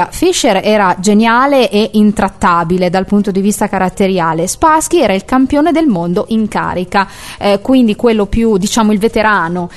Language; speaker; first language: Italian; native; Italian